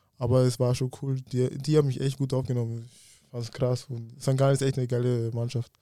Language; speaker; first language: German; early bilingual, other home language; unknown